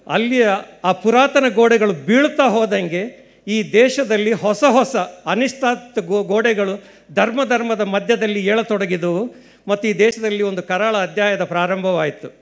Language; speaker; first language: Kannada; non-native, local second language; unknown